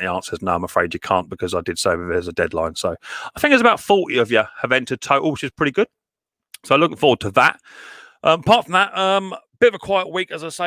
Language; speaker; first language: English; native; English